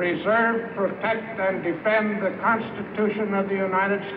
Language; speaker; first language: English; native; English